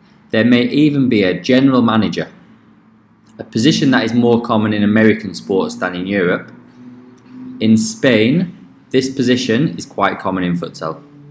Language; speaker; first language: English; native; English